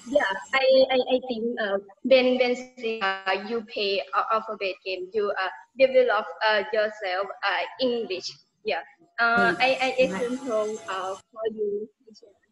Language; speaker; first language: English; non-native, learner; Thai